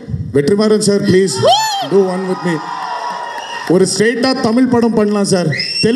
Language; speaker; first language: Tamil; non-native, fluent; Telugu